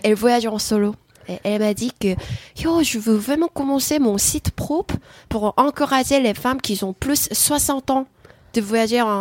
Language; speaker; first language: French; non-native, fluent; Korean